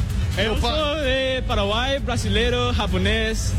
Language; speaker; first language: Portuguese; non-native, learner; Spanish